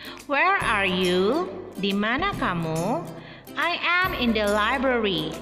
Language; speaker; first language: English; non-native, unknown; Indonesian